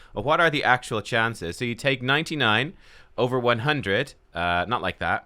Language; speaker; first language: English; native; English